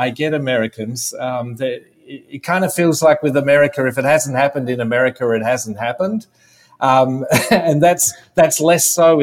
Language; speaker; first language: English; native; English